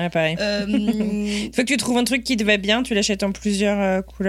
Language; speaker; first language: French; native; French